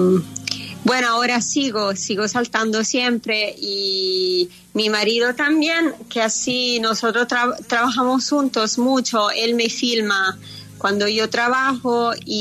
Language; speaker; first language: Spanish; non-native, fluent; Italian